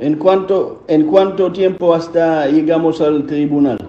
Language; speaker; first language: Spanish; non-native, learner; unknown